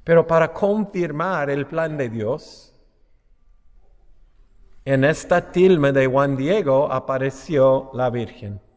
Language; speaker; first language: Spanish; non-native, fluent; English